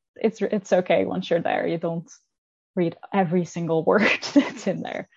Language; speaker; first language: English; non-native, fluent; Dutch